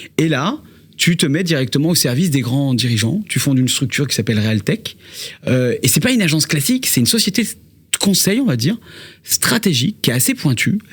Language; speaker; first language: French; native; French